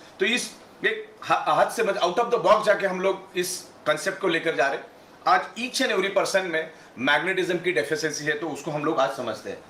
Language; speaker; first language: Hindi; non-native, local second language; Gujarati